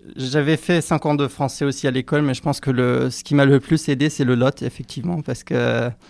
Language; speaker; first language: French; non-native, fluent; German